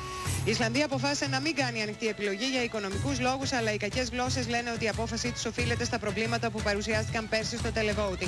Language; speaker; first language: Greek; native; Greek